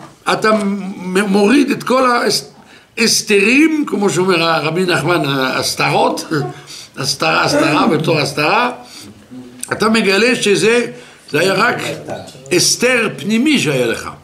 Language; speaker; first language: Hebrew; non-native, fluent; French